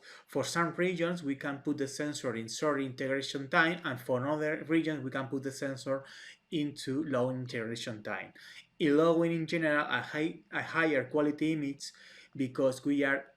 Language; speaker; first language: English; non-native, fluent; Spanish